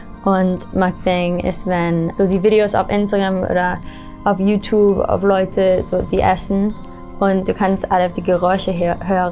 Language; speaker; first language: German; early bilingual, heritage; English